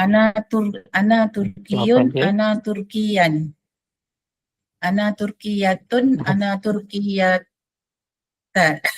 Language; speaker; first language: Arabic; non-native, learner; Malay